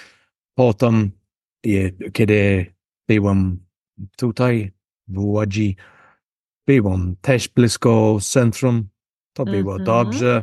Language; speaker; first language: Polish; non-native, learner; English